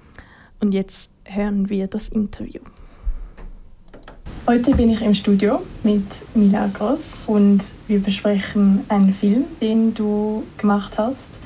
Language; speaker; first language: German; native; German